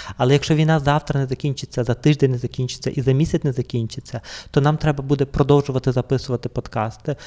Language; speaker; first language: Ukrainian; native; Ukrainian